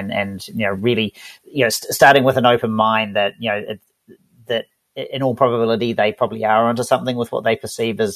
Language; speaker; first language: English; native; English